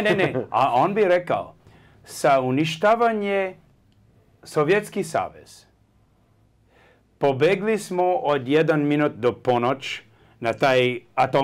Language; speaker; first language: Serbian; early bilingual, heritage; English